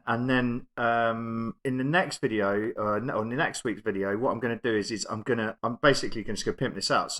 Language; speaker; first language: English; native; English